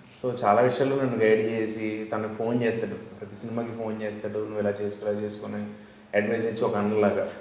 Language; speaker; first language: Telugu; native; Telugu